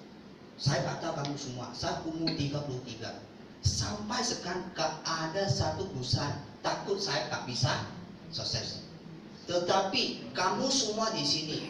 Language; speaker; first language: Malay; non-native, local second language; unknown